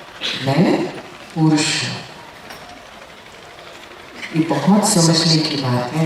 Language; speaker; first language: Hindi; native; Hindi